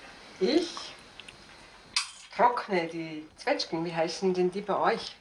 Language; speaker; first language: German; native; German